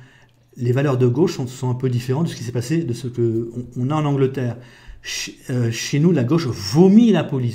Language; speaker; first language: French; native; French